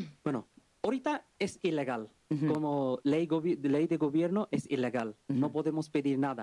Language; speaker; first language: Spanish; non-native, learner; Bangla